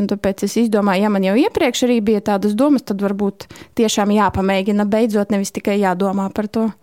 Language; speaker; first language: Latvian; non-native, local second language; Russian